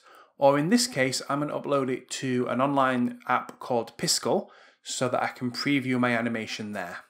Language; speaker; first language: English; native; English